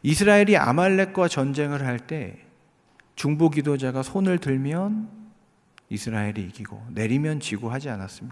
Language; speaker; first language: Korean; native; Korean